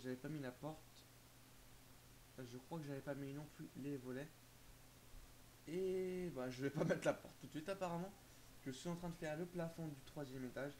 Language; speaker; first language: French; native; French